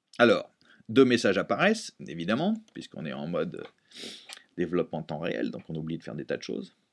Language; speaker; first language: French; native; French